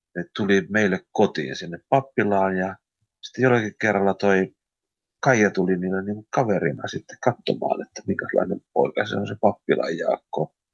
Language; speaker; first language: Finnish; early bilingual, heritage; Finnish